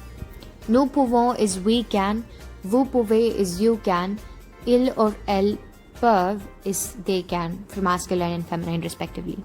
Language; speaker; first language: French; non-native, fluent; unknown